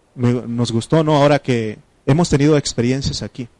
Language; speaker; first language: Spanish; non-native, local second language; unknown